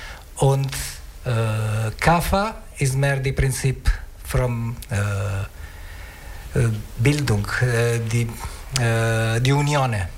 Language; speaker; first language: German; non-native, learner; Italian